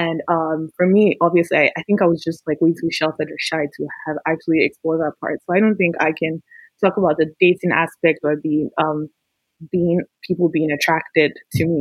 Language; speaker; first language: English; non-native, local second language; Yoruba